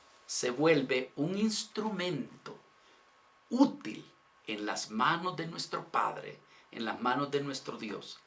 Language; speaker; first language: Spanish; native; Spanish